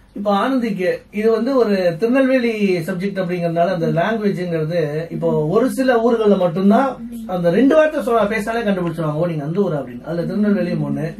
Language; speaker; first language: Tamil; native; Tamil